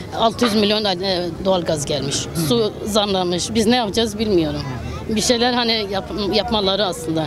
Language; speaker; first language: Turkish; native; Turkish